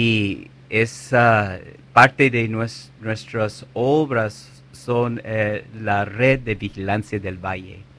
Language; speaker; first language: Spanish; non-native, fluent; English